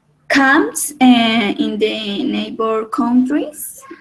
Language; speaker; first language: English; non-native, learner; Spanish